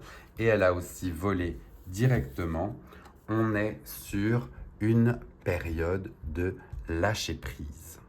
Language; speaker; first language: French; native; French